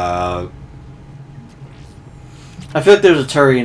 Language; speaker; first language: English; native; English